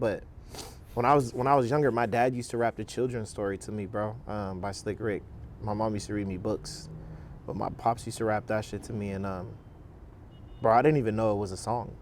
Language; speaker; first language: English; native; English